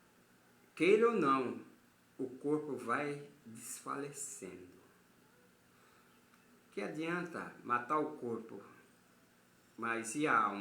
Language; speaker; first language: Portuguese; native; Portuguese